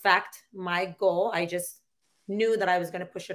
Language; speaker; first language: English; non-native, local second language; Filipino